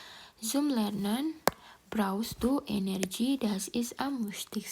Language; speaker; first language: German; non-native, learner; Indonesian